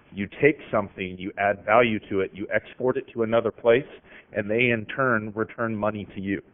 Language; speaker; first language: English; native; English